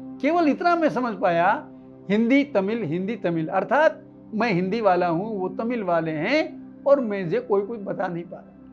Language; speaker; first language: Hindi; native; Hindi